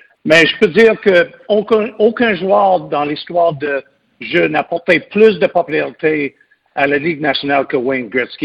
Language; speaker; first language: French; non-native, local second language; English